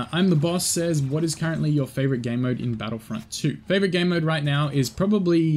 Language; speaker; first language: English; native; English